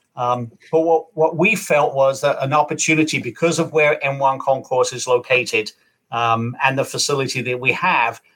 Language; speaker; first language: English; native; English